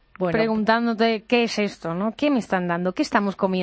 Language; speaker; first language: Spanish; native; Spanish